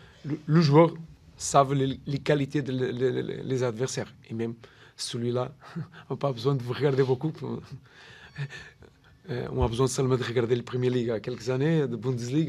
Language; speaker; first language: French; non-native, learner; Portuguese